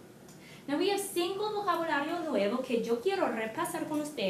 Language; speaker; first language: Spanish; non-native, fluent; English